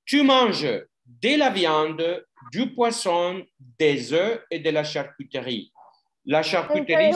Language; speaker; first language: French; non-native, learner; Spanish